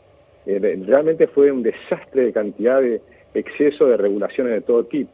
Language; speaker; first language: Spanish; native; Spanish